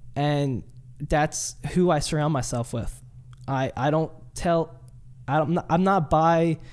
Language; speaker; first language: English; native; English